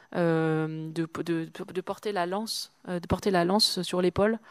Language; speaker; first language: French; native; French